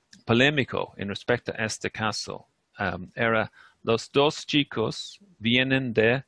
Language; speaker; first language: Spanish; non-native, fluent; English